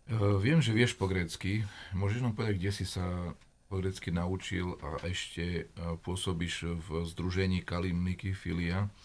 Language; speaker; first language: Slovak; native; Slovak